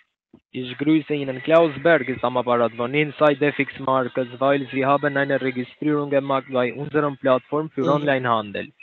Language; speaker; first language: German; non-native, learner; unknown